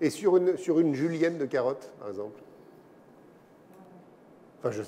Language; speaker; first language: French; native; French